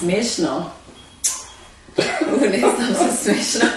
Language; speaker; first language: Macedonian; early bilingual, heritage; Macedonian